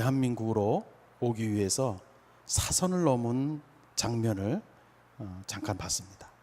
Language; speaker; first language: Korean; native; Korean